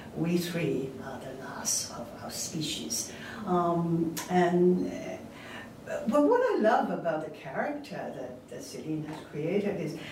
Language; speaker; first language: English; non-native, local second language; Cantonese